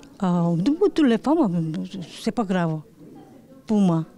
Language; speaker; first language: French; non-native, learner; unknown